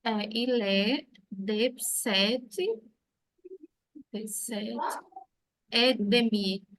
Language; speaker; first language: French; non-native, learner; Portuguese